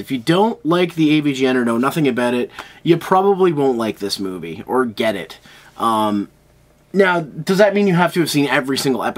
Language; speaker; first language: English; native; English